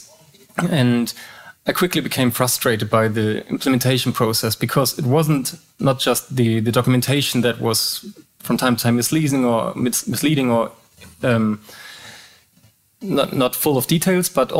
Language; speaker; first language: English; non-native, fluent; German